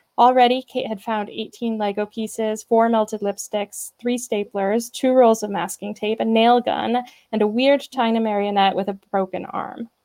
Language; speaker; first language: English; native; English